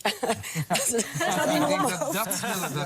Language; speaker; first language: Dutch; native; Dutch